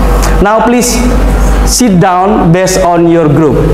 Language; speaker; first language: English; non-native, fluent; Indonesian